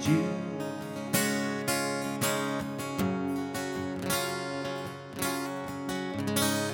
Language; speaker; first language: English; native; English